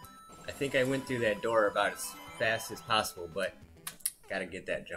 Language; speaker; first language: English; native; English